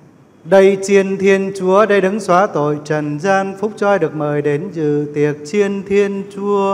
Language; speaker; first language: Vietnamese; native; Vietnamese